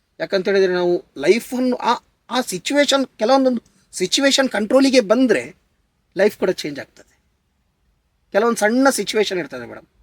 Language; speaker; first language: Kannada; native; Kannada